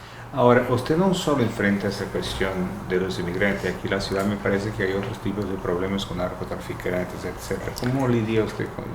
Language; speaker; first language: Spanish; non-native, fluent; Portuguese